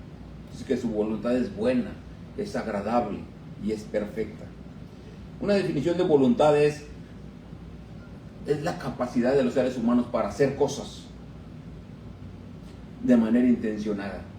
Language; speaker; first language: Spanish; native; Spanish